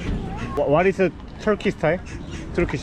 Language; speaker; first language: English; non-native, learner; Korean